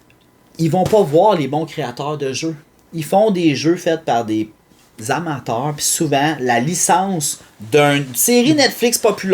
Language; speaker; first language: French; native; French